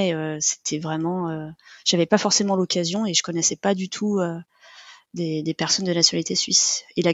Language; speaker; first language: French; native; French